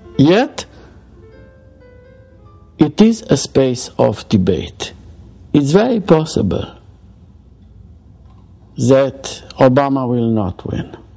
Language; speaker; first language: English; non-native, fluent; Romanian